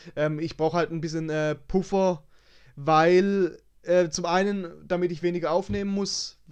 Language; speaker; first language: German; native; German